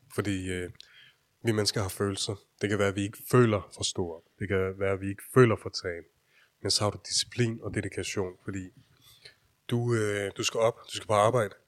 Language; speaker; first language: Danish; early bilingual, other home language; Urdu